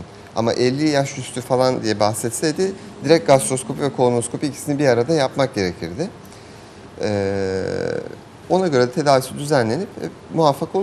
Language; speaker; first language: Turkish; native; Turkish